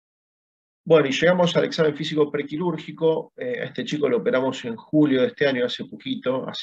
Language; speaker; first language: Spanish; native; Spanish